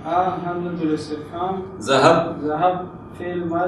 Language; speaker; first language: Arabic; non-native, learner; Urdu